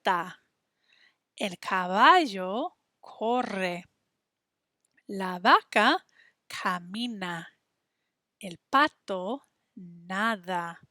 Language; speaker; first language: Spanish; non-native, fluent; English